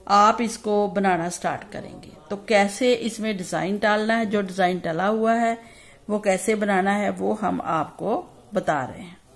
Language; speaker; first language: Hindi; native; Hindi